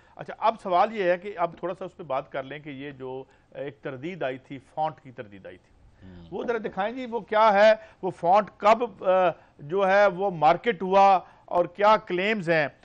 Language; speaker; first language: Urdu; non-native, local second language; Punjabi